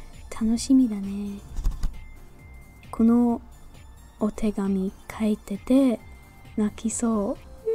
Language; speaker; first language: Japanese; non-native, fluent; English